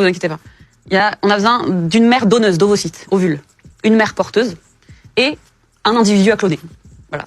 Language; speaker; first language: French; native; French